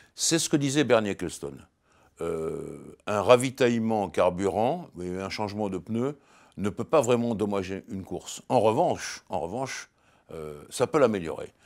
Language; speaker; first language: French; native; French